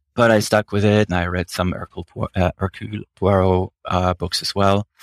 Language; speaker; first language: English; non-native, fluent; German